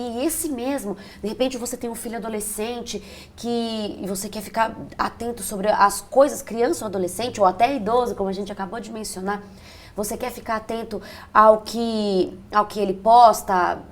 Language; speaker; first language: Portuguese; native; Portuguese